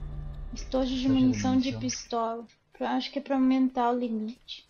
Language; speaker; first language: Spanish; non-native, learner; Portuguese